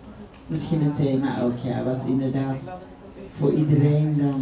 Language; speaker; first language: Dutch; native; Dutch